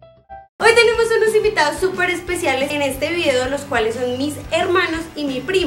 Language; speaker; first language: Spanish; native; Spanish